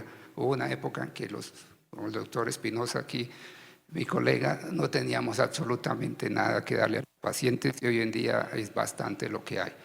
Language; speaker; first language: Spanish; native; Spanish